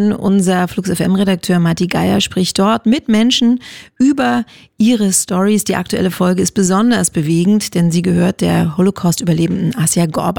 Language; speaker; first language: German; native; German